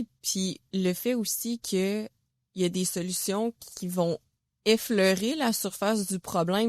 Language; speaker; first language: French; native; French